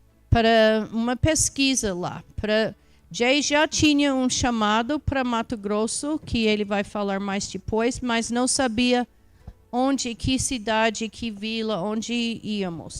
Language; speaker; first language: Portuguese; non-native, fluent; English